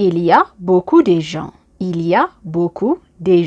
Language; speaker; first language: French; non-native, fluent; Amharic